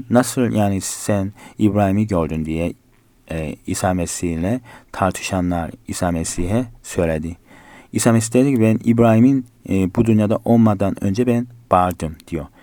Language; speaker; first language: Turkish; non-native, fluent; Korean